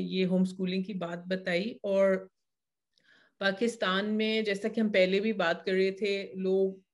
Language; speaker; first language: Urdu; native; Urdu